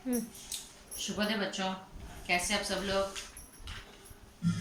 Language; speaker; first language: Hindi; non-native, local second language; Telugu